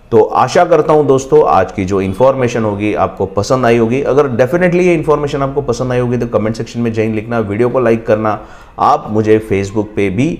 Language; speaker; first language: Hindi; non-native, local second language; Marathi